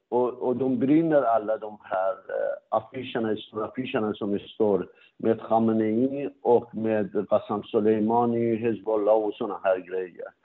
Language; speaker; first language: Swedish; non-native, fluent; Persian